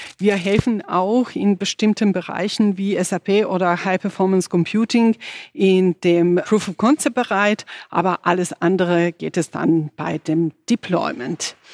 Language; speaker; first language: German; non-native, fluent; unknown